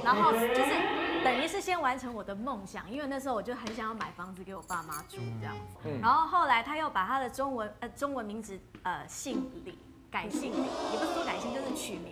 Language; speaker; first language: Chinese; native; Chinese